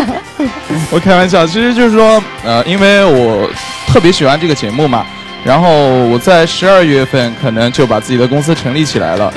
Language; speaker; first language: Chinese; native; Chinese